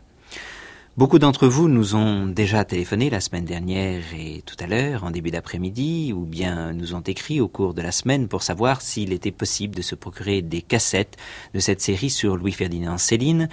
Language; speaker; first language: French; native; French